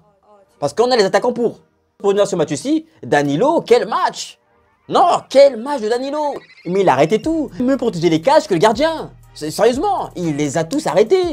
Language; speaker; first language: French; native; French